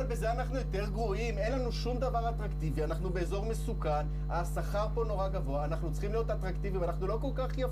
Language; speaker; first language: Hebrew; native; Hebrew